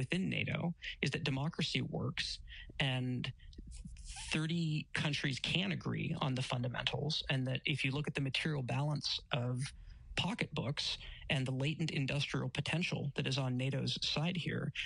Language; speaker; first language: English; native; English